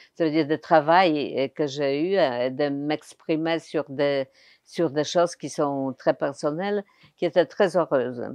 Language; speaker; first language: French; non-native, fluent; Polish